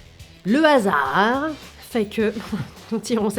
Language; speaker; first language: French; native; French